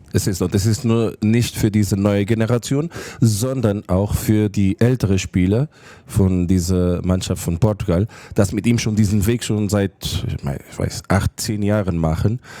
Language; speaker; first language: German; non-native, fluent; Portuguese